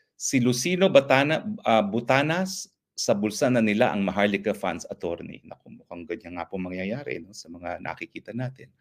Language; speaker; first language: Filipino; native; Filipino